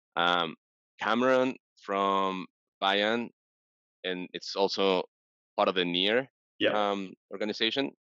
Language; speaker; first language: English; non-native, fluent; Spanish